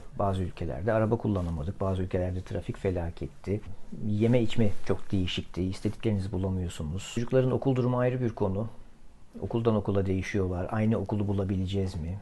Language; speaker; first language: Turkish; native; Turkish